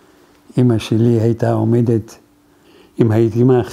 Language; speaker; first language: Hebrew; non-native, fluent; Arabic